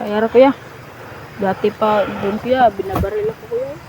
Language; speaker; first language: Filipino; non-native, local second language; Cebuano